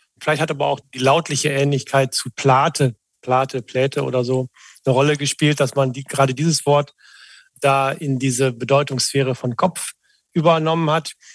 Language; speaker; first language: German; native; German